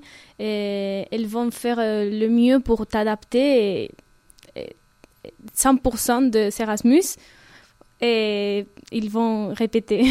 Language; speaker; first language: French; non-native, fluent; Spanish